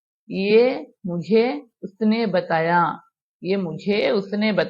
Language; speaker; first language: Hindi; non-native, fluent; Bangla